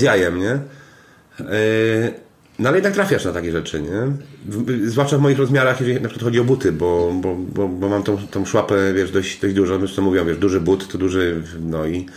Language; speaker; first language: Polish; native; Polish